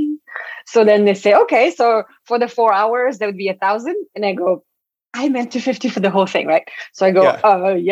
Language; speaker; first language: English; non-native, fluent; French